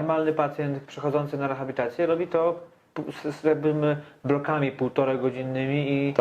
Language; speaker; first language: Polish; native; Polish